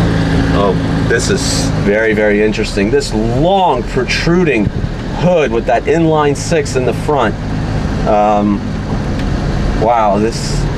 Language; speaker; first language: English; native; English